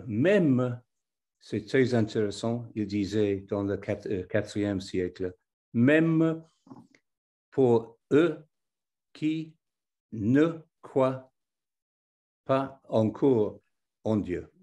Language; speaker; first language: French; non-native, fluent; English